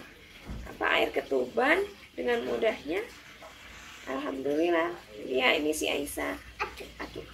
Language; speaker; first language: Indonesian; native; Indonesian